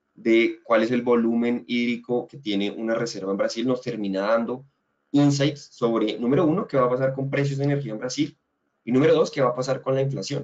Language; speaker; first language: Spanish; native; Spanish